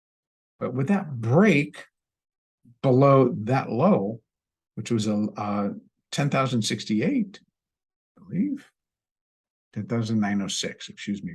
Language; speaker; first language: English; native; English